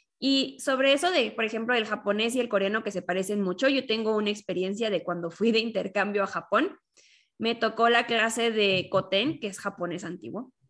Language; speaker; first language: Spanish; native; Spanish